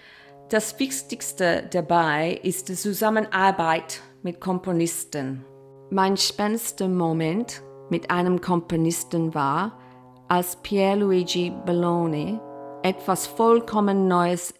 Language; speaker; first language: German; non-native, fluent; English